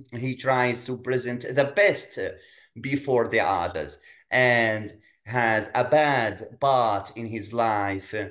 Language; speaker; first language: English; non-native, fluent; Arabic